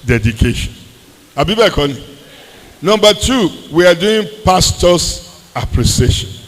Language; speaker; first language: English; non-native, local second language; Yoruba